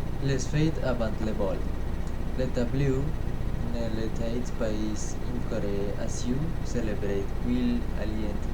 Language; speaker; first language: French; non-native, learner; Spanish